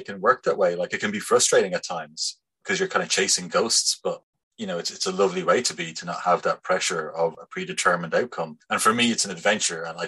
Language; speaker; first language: English; native; English